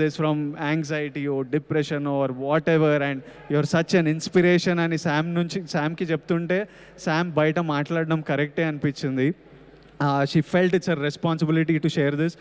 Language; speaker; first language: Telugu; native; Telugu